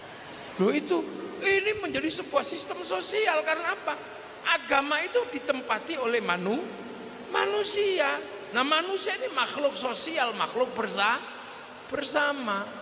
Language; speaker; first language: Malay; non-native, local second language; Javanese